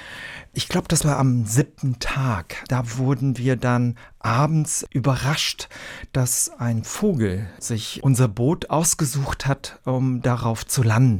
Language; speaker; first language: German; early bilingual, other home language; Vietnamese